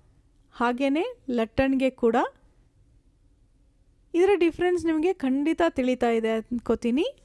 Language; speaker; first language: Kannada; native; Kannada